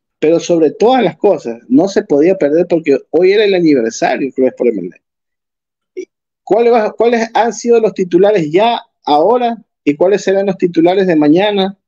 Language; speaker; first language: Spanish; native; Spanish